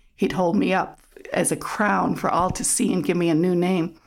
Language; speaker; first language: English; early bilingual, other home language; German